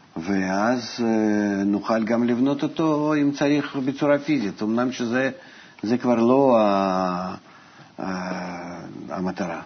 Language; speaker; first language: Hebrew; non-native, fluent; Russian